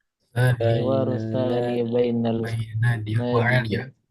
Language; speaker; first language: Arabic; non-native, learner; Indonesian